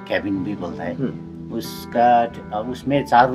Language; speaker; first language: Hindi; non-native, local second language; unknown